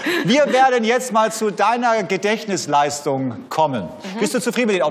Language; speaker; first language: German; native; German